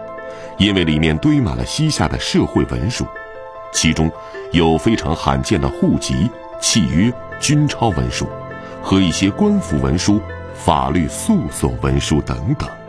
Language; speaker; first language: Chinese; native; Chinese